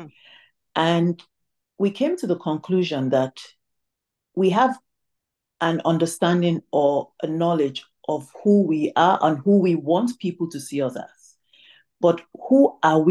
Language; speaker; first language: English; non-native, local second language; Igbo